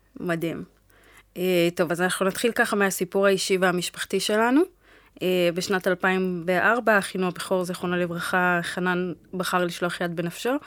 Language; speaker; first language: Hebrew; early bilingual, other home language; Amharic